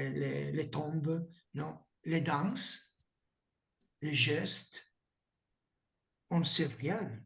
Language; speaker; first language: French; non-native, learner; Italian